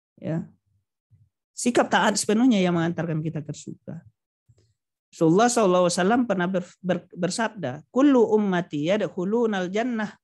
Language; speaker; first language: Indonesian; non-native, local second language; Minangkabau